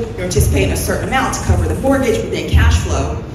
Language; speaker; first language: English; native; English